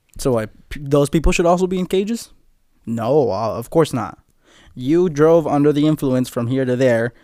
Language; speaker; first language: English; early bilingual, other home language; Spanish